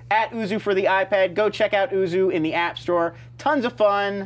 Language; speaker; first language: English; native; English